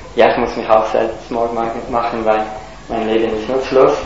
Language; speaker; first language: German; non-native, fluent; Italian